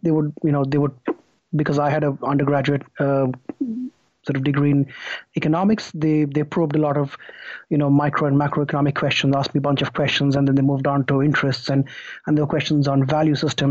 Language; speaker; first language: English; non-native, local second language; Bangla